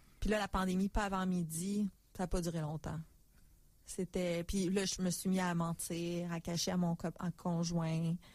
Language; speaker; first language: French; native; French